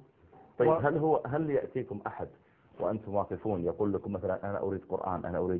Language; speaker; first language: Arabic; native; Arabic